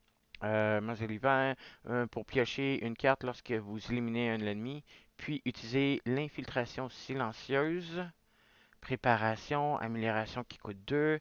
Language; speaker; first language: French; native; French